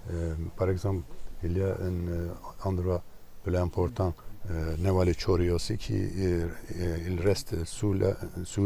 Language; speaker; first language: French; non-native, fluent; Turkish